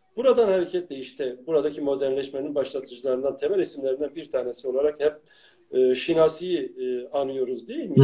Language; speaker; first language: Turkish; native; Turkish